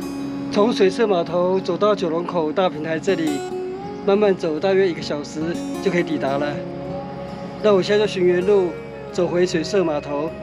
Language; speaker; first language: Chinese; native; Chinese